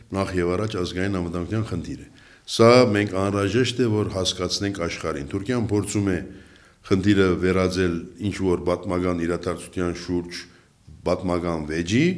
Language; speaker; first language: Armenian; early bilingual, heritage; Armenian